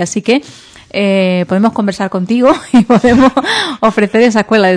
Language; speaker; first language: Spanish; native; Spanish